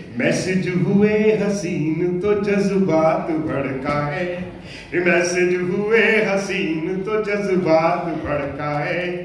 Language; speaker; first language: Hindi; non-native, local second language; Punjabi